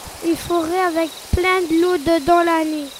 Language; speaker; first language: French; native; French